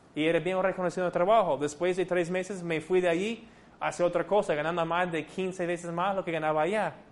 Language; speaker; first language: Spanish; non-native, fluent; English